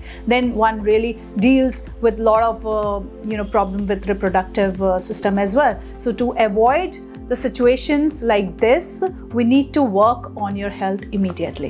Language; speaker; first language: English; non-native, local second language; Hindi